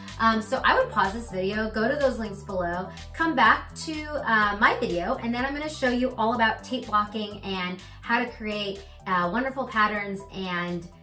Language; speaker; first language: English; native; English